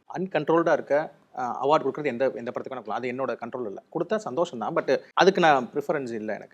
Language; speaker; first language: Tamil; native; Tamil